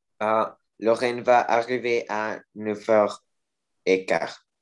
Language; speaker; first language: French; non-native, learner; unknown